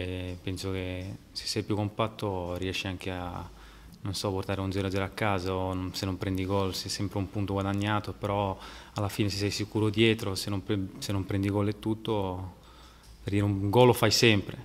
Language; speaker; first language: Italian; non-native, fluent; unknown